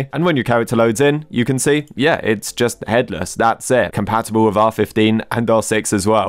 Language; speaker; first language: English; native; English